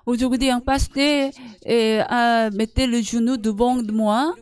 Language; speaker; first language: French; non-native, learner; Korean